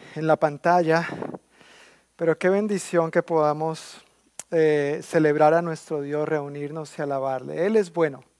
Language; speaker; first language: Spanish; native; Spanish